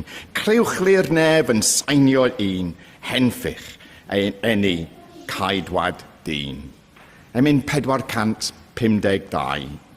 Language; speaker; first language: Welsh; non-native, fluent; English